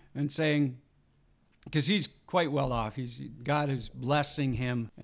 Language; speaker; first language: English; native; English